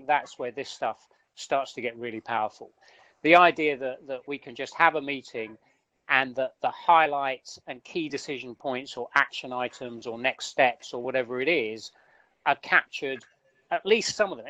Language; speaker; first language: English; native; English